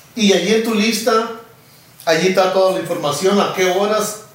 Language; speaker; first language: Spanish; native; Spanish